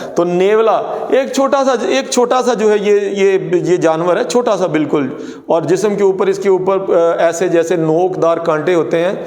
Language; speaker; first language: Urdu; non-native, local second language; Punjabi